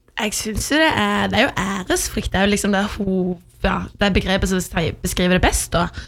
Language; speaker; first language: Norwegian; native; Norwegian